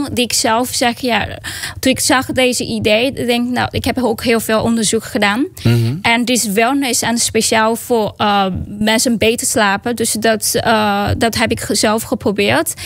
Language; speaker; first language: Dutch; non-native, learner; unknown